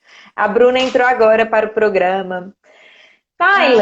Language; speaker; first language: Portuguese; native; Portuguese